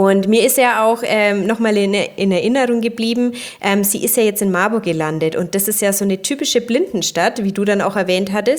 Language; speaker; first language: German; native; German